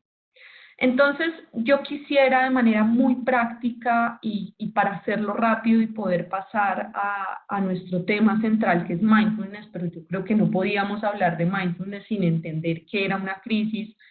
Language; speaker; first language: Spanish; native; Spanish